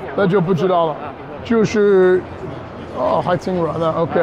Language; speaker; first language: Chinese; non-native, fluent; English